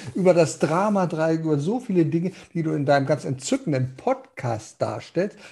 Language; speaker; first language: German; early bilingual, heritage; Danish